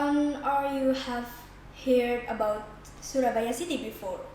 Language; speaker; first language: English; non-native, learner; Indonesian